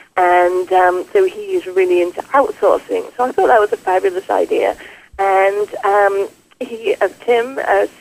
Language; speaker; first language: English; native; English